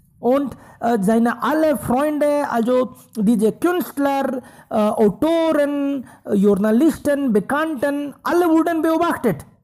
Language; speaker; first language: German; non-native, fluent; Hindi